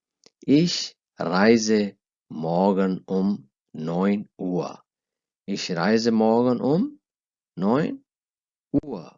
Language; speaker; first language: German; non-native, fluent; Urdu